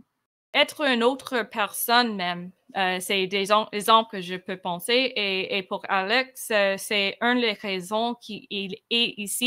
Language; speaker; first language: French; non-native, fluent; English